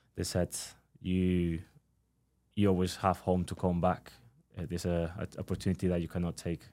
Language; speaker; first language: English; non-native, fluent; Spanish